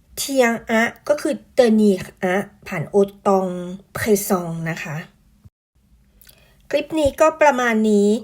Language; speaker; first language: Thai; native; Thai